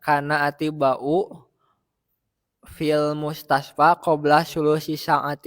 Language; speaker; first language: Arabic; non-native, learner; Indonesian